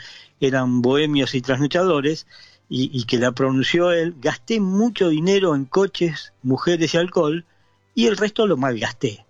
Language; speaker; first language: Spanish; native; Spanish